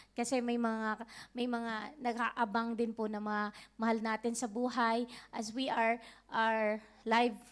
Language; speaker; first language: Filipino; native; Filipino